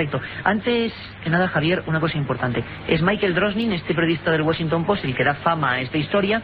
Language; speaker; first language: Spanish; native; Spanish